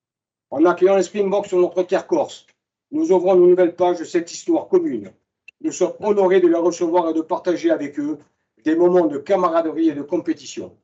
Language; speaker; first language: French; native; French